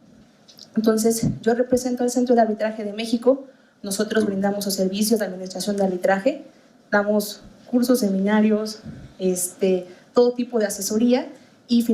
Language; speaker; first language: Spanish; native; Spanish